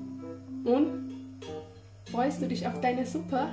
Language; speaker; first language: German; non-native, fluent; Thai